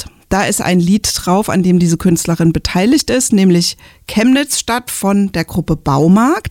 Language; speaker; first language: German; native; German